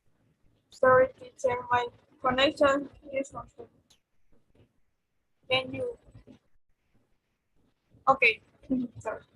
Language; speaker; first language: English; non-native, learner; Spanish